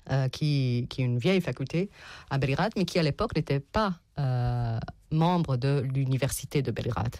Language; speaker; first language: French; non-native, fluent; Serbian